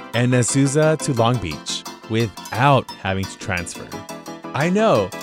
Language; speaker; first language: English; native; English